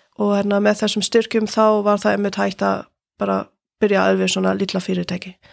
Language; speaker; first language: Icelandic; non-native, fluent; German